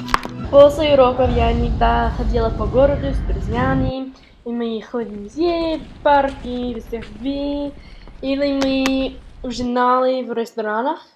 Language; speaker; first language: Russian; non-native, learner; English